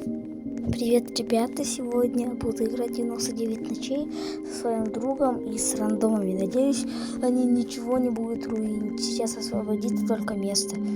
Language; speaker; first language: Russian; native; Russian